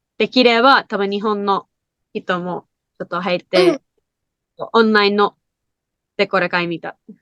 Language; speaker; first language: Japanese; non-native, learner; English